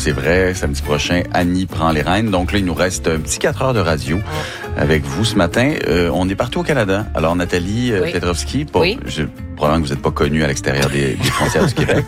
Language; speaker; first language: French; native; French